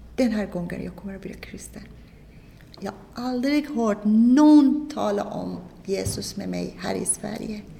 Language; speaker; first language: Swedish; non-native, fluent; Persian